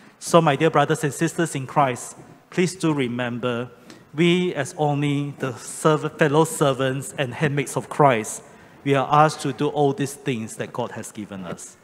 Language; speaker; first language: English; non-native, local second language; Chinese